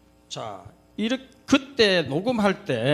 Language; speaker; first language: Korean; native; Korean